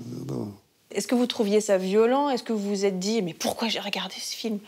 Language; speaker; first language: French; native; French